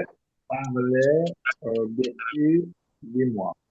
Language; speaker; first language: French; non-native, learner; Azerbaijani